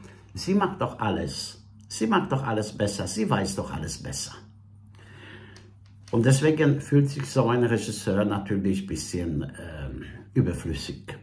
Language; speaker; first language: German; non-native, fluent; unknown